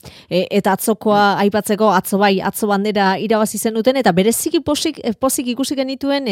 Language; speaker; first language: Basque; native; Basque